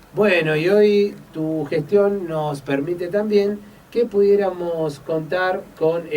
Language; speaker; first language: Spanish; native; Spanish